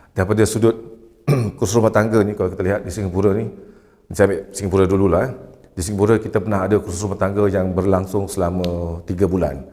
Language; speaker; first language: Malay; native; Malay